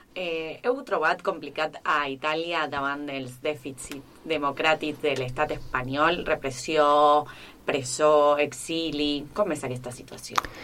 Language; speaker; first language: Catalan; non-native, fluent; Spanish